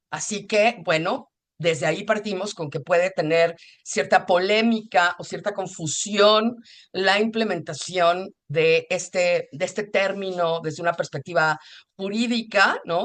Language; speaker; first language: Spanish; native; Spanish